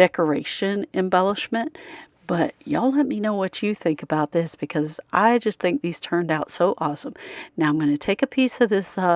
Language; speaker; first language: English; native; English